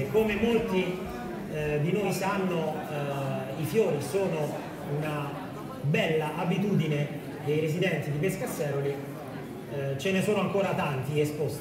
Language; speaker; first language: Italian; native; Italian